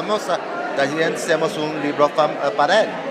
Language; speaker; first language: Spanish; non-native, learner; English